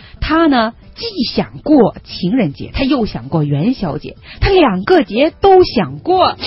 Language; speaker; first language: Chinese; native; Chinese